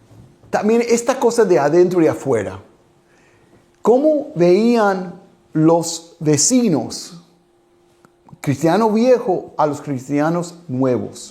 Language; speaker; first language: Spanish; non-native, fluent; English